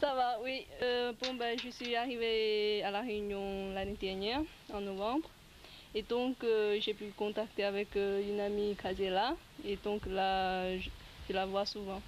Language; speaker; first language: French; early bilingual, other home language; Chinese